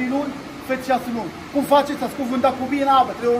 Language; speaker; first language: Romanian; non-native, learner; Arabic